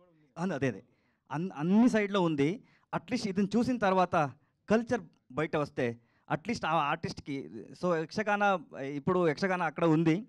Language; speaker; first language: Telugu; non-native, learner; Kannada